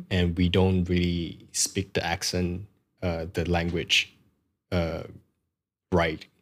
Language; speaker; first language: English; non-native, local second language; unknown